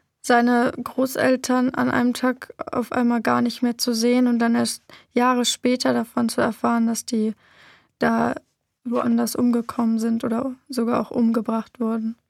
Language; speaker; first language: German; native; German